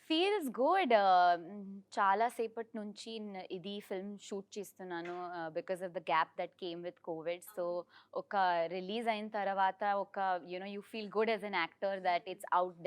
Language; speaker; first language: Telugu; non-native, learner; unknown